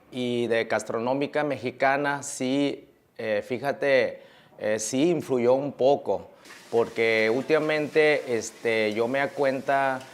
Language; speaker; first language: Spanish; early bilingual, other home language; Chinese